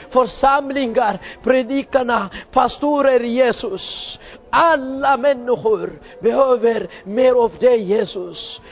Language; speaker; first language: Swedish; non-native, fluent; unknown